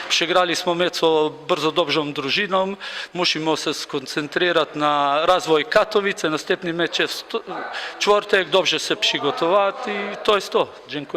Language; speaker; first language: Polish; non-native, learner; Slovenian